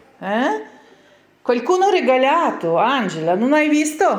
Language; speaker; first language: Italian; non-native, learner; Ukrainian